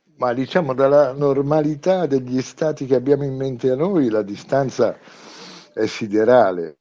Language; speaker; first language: Italian; native; Italian